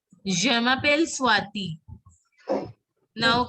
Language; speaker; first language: French; non-native, fluent; Hindi